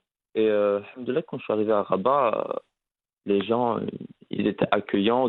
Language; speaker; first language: French; early bilingual, other home language; Arabic